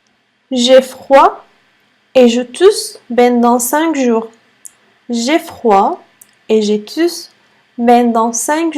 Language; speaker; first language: French; non-native, fluent; Arabic